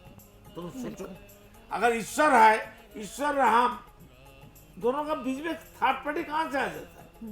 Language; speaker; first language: Hindi; non-native, local second language; Bangla